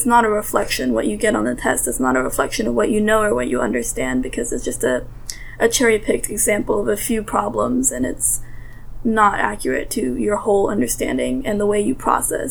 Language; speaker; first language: English; early bilingual, other home language; Russian